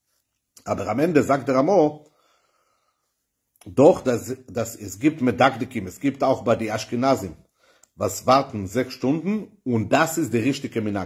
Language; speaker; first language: German; non-native, fluent; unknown